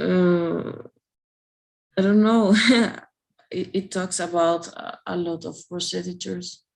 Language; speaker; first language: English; non-native, learner; Spanish